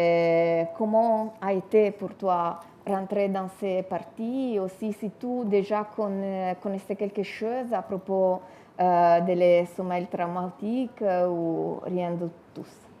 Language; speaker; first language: French; non-native, learner; Italian